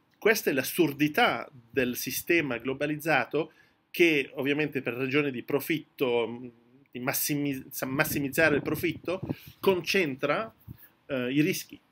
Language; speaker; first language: Italian; early bilingual, heritage; French